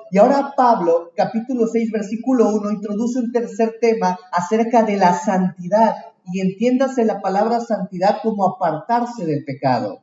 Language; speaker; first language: Spanish; native; Spanish